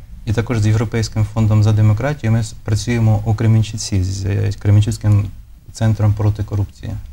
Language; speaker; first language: Ukrainian; native; Ukrainian